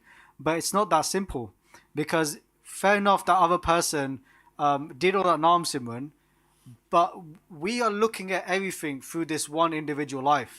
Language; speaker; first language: English; non-native, local second language; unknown